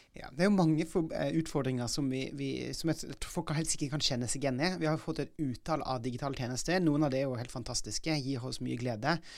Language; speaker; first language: Norwegian; native; Norwegian